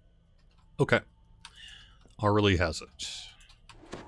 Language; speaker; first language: English; native; English